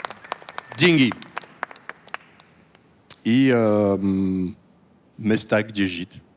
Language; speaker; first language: Russian; non-native, learner; French